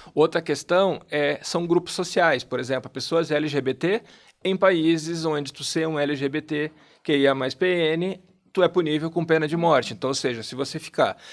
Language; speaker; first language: Portuguese; native; Portuguese